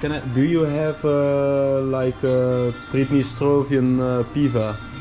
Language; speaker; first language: English; non-native, fluent; Dutch